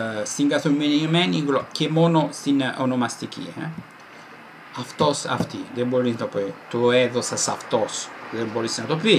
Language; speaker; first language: Greek; non-native, fluent; Italian